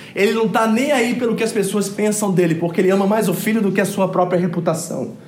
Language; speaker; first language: Portuguese; early bilingual, other home language; English